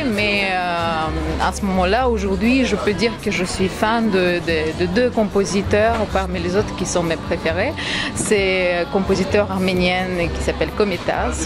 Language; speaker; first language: French; non-native, fluent; Russian